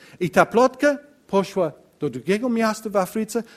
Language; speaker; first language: Polish; non-native, learner; English